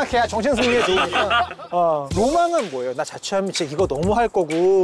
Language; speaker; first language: Korean; native; Korean